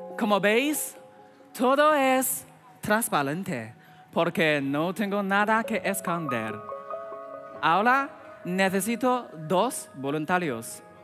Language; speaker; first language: Spanish; non-native, learner; Chinese